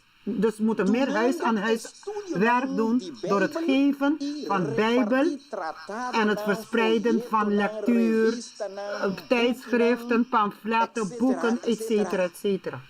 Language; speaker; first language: Dutch; non-native, local second language; Papiamento